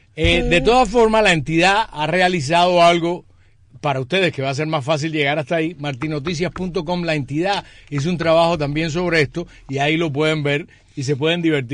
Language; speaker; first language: Spanish; native; Spanish